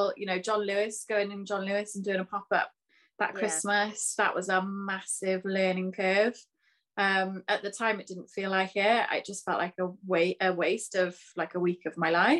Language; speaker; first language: English; native; English